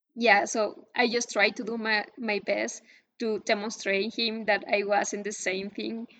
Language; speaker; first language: English; non-native, fluent; Spanish